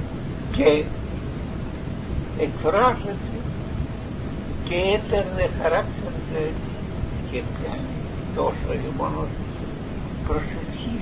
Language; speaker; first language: Greek; non-native, learner; Russian